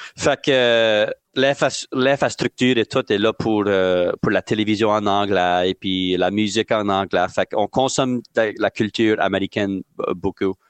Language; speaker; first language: French; native; French